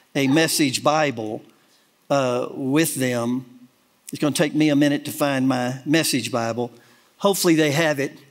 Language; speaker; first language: English; native; English